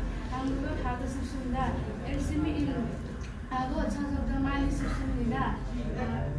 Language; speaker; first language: Korean; non-native, learner; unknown